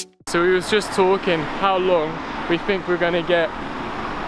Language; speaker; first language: English; native; English